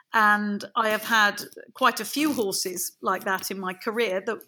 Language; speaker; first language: English; native; English